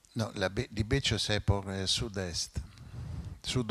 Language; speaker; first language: French; non-native, fluent; Italian